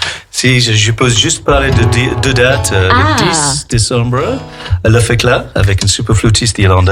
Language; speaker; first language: French; non-native, fluent; English